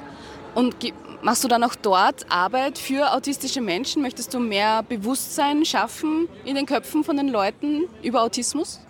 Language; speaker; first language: German; native; German